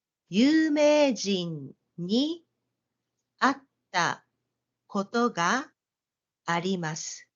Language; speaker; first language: Japanese; non-native, learner; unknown